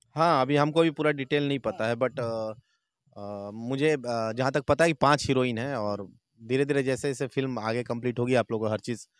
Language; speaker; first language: Hindi; native; Hindi